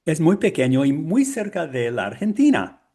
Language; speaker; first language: Spanish; non-native, learner; English